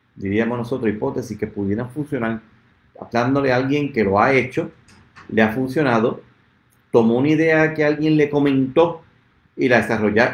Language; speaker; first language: Spanish; native; Spanish